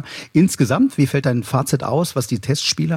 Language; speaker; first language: German; native; German